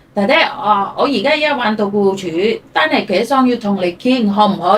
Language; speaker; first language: Cantonese; non-native, fluent; Indonesian